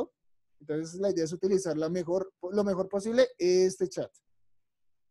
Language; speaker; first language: Spanish; native; Spanish